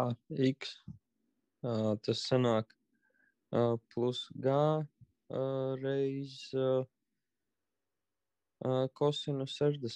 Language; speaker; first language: Latvian; native; Latvian